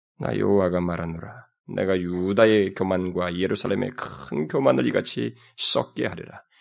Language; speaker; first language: Korean; native; Korean